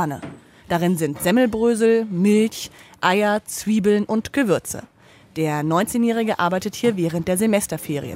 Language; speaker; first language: German; native; German